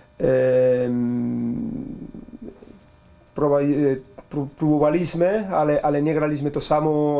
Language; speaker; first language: Polish; non-native, learner; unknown